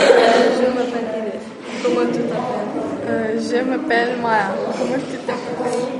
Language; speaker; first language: French; non-native, learner; Slovenian